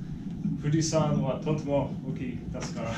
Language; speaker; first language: Japanese; non-native, learner; English